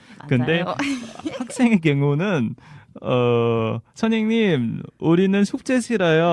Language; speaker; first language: Korean; non-native, fluent; Vietnamese